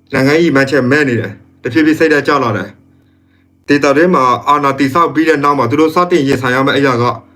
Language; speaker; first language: Burmese; native; Burmese